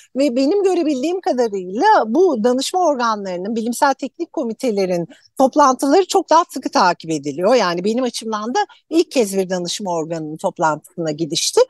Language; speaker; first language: Turkish; native; Turkish